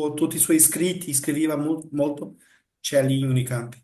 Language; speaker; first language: Italian; non-native, fluent; Portuguese